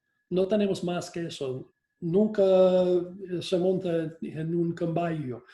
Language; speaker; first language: Spanish; non-native, fluent; English